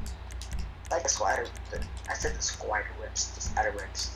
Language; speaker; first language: English; native; English